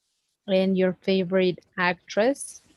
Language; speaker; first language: English; non-native, fluent; Spanish